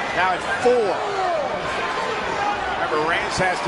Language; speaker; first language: English; native; English